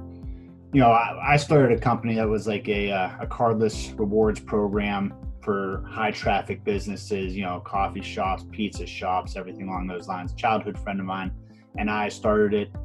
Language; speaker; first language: English; native; English